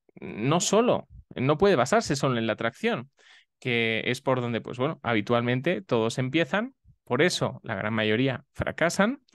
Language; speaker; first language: Spanish; native; Spanish